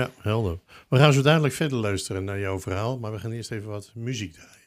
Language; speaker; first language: Dutch; native; Dutch